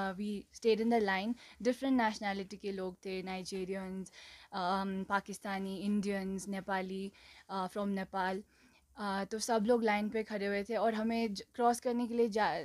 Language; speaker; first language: Hindi; non-native, local second language; Nepali